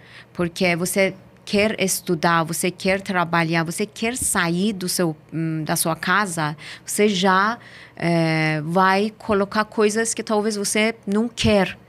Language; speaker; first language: Portuguese; non-native, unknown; Persian